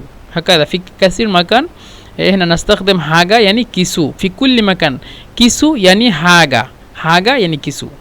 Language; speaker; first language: Arabic; non-native, fluent; Bangla